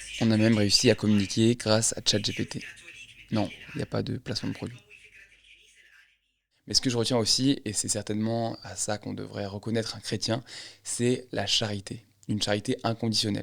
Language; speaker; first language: French; native; French